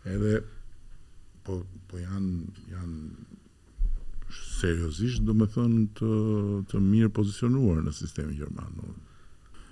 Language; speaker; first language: Albanian; native; Albanian